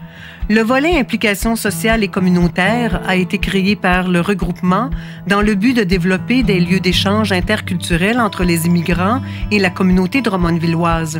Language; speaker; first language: French; native; French